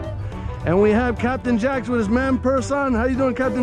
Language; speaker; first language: English; native; English